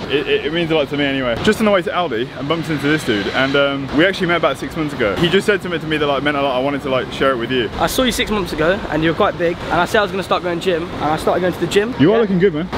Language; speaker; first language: English; native; English